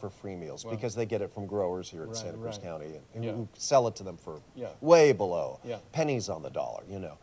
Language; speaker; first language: English; early bilingual, other home language; Swiss German